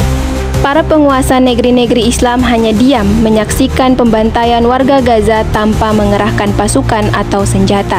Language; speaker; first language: Indonesian; native; Indonesian